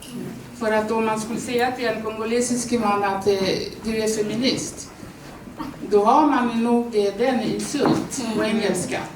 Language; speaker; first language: Swedish; non-native, fluent; Swahili